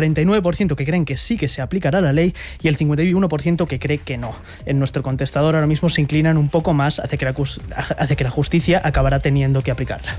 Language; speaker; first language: Spanish; native; Spanish